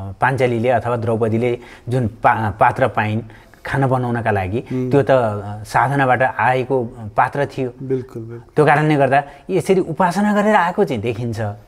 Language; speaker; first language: Nepali; native; Nepali